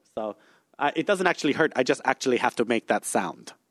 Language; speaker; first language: English; native; English